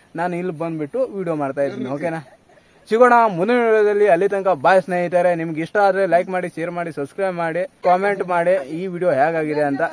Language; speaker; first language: Kannada; native; Kannada